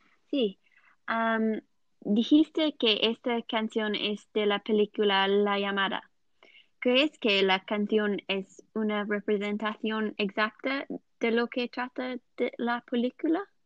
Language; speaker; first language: Spanish; non-native, learner; English